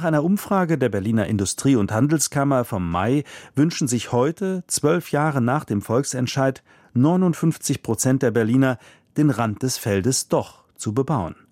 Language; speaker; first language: German; native; German